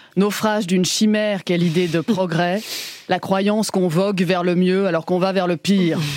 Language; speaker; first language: French; native; French